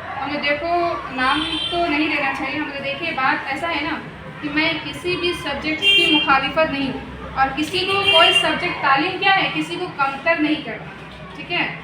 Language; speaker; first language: Urdu; native; Urdu